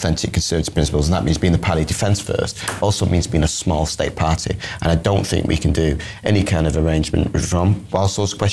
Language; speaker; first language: English; native; English